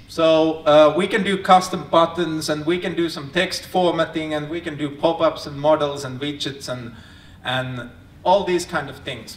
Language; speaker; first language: English; non-native, fluent; Finnish